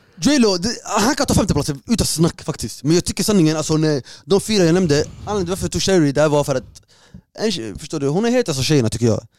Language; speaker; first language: Swedish; early bilingual, other home language; Somali